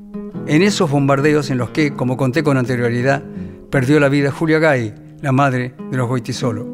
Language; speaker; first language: Spanish; native; Spanish